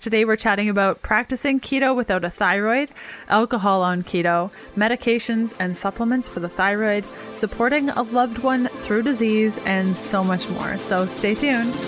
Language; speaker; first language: English; native; English